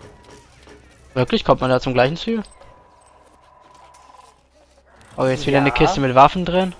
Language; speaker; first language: German; native; German